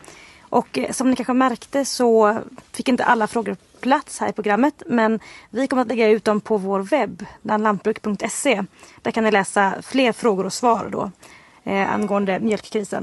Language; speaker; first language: Swedish; native; Swedish